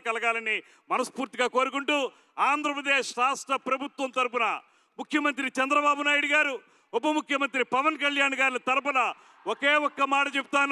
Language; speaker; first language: Telugu; native; Telugu